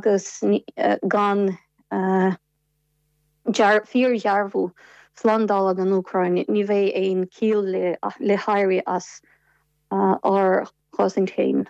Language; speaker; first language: Irish; non-native, fluent; Ukrainian